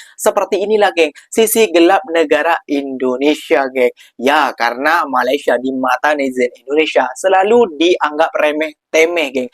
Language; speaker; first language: Indonesian; native; Indonesian